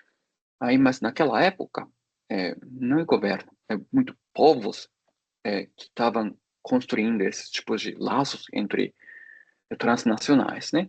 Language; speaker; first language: Portuguese; non-native, fluent; Japanese